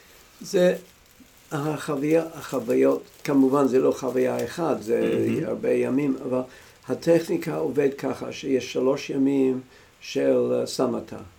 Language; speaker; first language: Hebrew; non-native, fluent; English